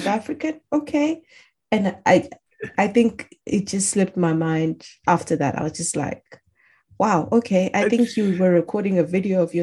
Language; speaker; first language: English; non-native, local second language; Shona